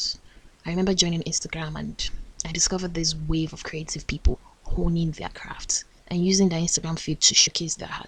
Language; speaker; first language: English; non-native, local second language; Yoruba